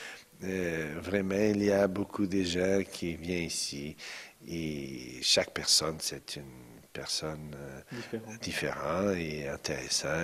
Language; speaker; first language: French; non-native, fluent; Portuguese